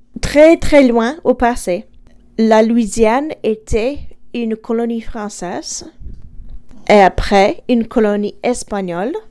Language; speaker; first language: French; non-native, fluent; English